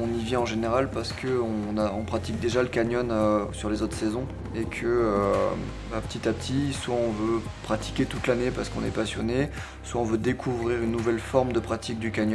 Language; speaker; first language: French; native; French